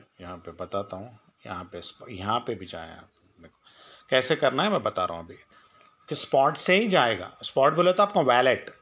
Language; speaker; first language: Hindi; non-native, local second language; Telugu